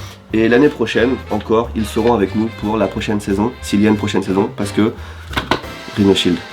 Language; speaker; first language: French; native; French